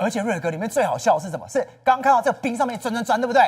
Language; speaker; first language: Chinese; native; Chinese